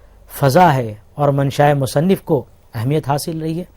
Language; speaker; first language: Urdu; native; Urdu